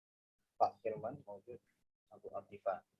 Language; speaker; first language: Indonesian; native; Indonesian